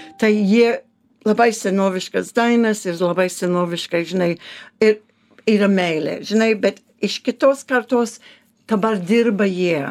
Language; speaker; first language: Lithuanian; early bilingual, heritage; Lithuanian